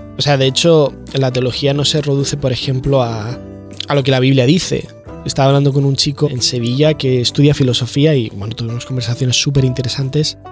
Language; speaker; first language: Spanish; native; Spanish